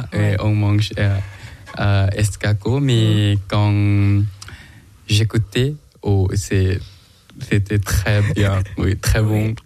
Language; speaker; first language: French; non-native, learner; Thai